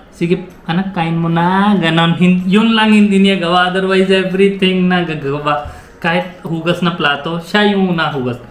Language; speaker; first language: Filipino; non-native, learner; Punjabi